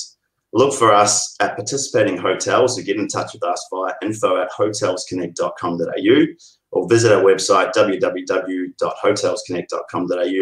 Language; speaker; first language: English; native; English